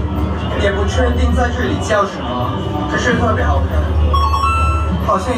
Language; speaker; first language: Chinese; non-native, fluent; Thai